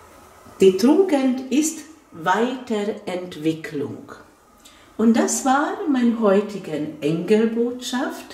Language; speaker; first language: German; non-native, fluent; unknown